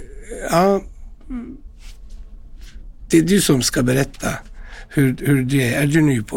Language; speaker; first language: Swedish; non-native, fluent; Turkish